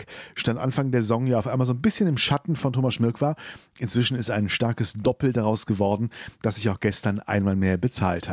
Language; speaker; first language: German; native; German